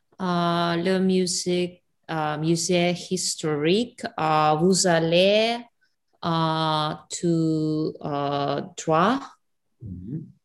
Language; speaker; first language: French; non-native, learner; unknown